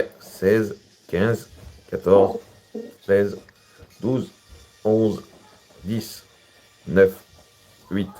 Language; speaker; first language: French; native; French